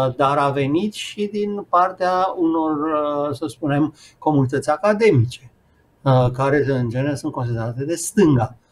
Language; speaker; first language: Romanian; native; Romanian